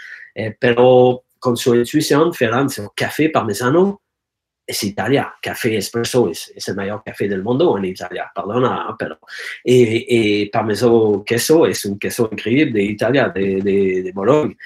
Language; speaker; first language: Spanish; non-native, learner; French